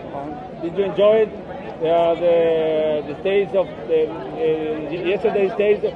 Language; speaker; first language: English; non-native, learner; Spanish